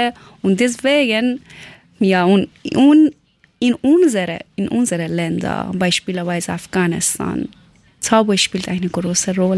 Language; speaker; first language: German; non-native, learner; Persian